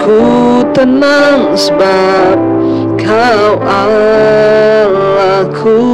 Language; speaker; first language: Indonesian; native; Indonesian